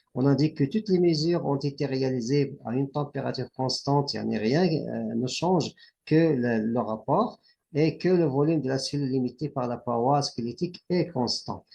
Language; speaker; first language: French; non-native, local second language; Arabic